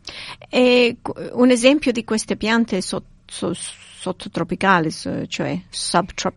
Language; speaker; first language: Italian; early bilingual, heritage; Italian